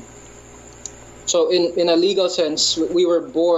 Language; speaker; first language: English; non-native, local second language; Hiligaynon